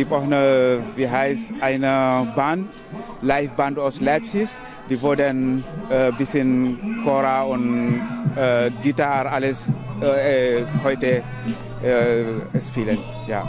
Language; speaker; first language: German; non-native, learner; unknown